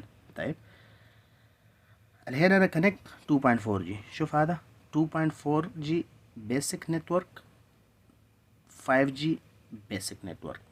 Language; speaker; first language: Arabic; non-native, learner; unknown